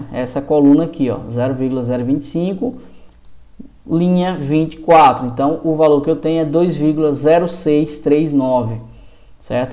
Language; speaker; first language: Portuguese; native; Portuguese